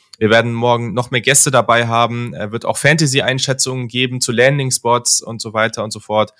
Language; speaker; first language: German; native; German